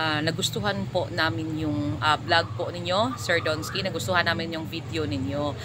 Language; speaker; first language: Filipino; non-native, local second language; Cebuano